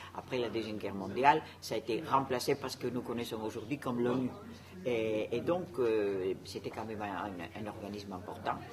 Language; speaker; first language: French; non-native, fluent; Spanish